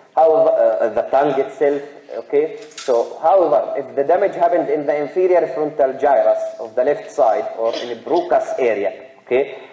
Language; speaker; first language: English; non-native, fluent; Arabic